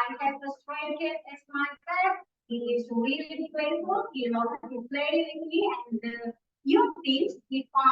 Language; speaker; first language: English; non-native, fluent; Indonesian